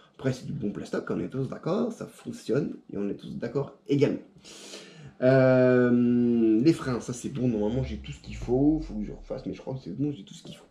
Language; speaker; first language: French; native; French